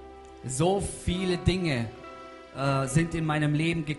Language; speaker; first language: German; non-native, fluent; Russian